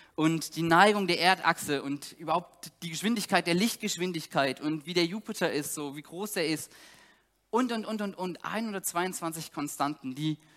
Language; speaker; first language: German; native; German